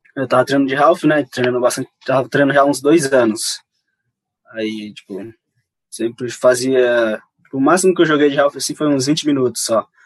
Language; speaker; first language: Portuguese; native; Portuguese